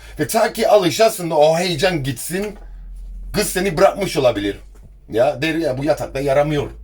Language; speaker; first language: Turkish; early bilingual, heritage; Turkish